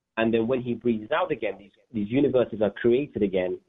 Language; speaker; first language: English; native; English